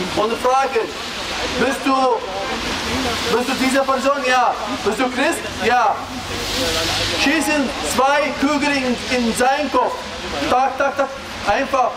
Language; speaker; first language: German; non-native, learner; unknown